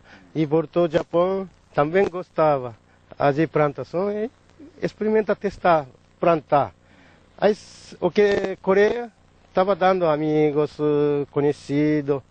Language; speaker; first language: Portuguese; non-native, learner; Japanese